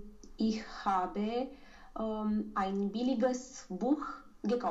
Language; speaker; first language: German; non-native, learner; Romanian